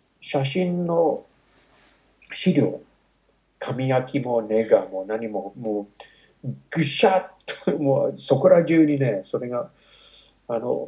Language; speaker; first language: Japanese; non-native, fluent; English